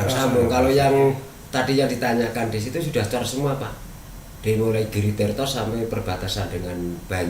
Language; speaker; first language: Indonesian; native; Indonesian